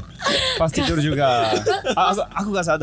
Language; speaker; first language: Indonesian; non-native, fluent; Japanese